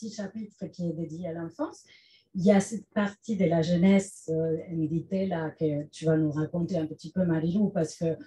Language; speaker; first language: French; non-native, fluent; Spanish